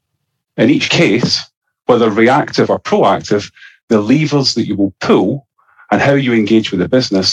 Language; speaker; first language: English; native; English